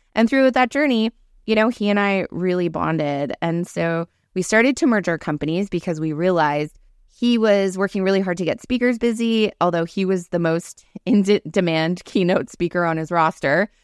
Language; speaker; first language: English; native; English